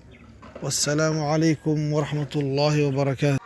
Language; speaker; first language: Arabic; non-native, local second language; Somali